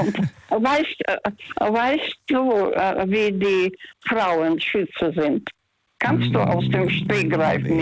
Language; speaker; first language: German; non-native, fluent; Russian